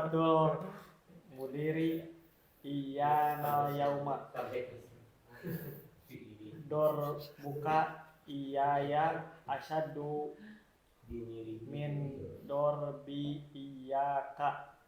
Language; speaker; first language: Arabic; non-native, learner; Indonesian